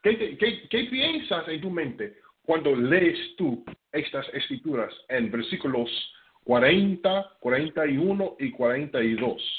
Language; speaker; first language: Spanish; non-native, fluent; English